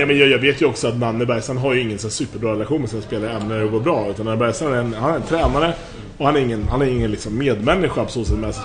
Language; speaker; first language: Swedish; native; Swedish